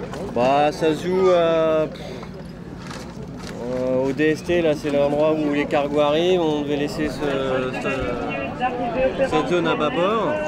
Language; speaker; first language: French; native; French